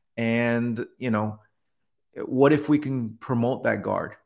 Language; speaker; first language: English; native; English